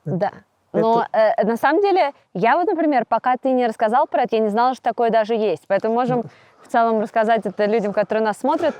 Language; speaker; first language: Russian; native; Russian